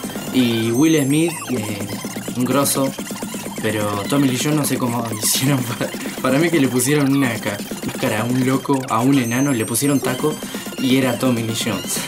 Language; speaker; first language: Spanish; native; Spanish